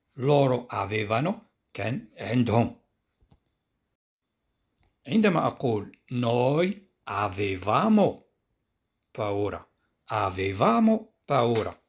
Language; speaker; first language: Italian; non-native, fluent; Arabic